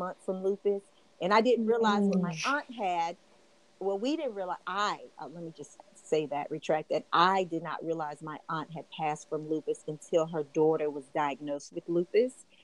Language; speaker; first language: English; native; English